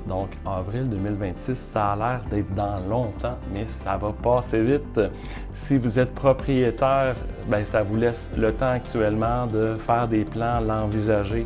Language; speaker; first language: French; native; French